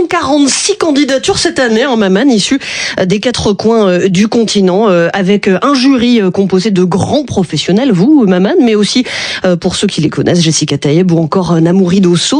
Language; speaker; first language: French; native; French